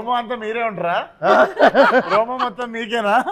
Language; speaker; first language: Telugu; native; Telugu